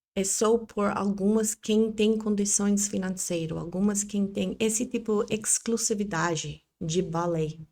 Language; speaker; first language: Portuguese; non-native, learner; English